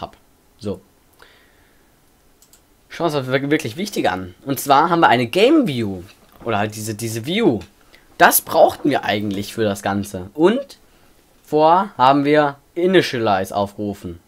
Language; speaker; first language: German; native; German